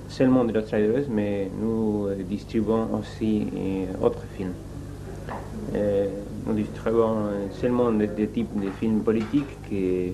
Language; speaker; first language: French; non-native, fluent; Spanish